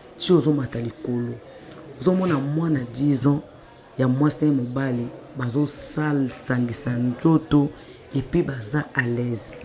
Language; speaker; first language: Lingala; non-native, local second language; Mongo